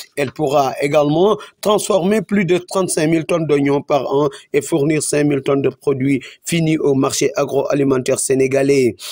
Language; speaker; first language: French; non-native, local second language; Wolof